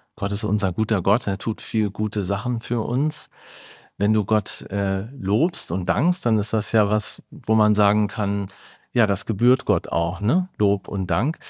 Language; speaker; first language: German; native; German